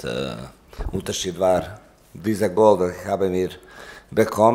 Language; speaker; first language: German; non-native, learner; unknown